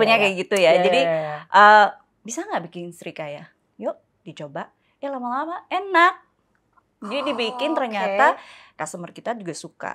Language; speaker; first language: Indonesian; native; Indonesian